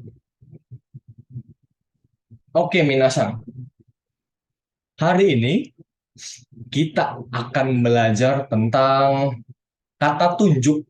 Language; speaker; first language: Indonesian; native; Indonesian